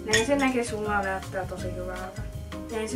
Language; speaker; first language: Finnish; native; Finnish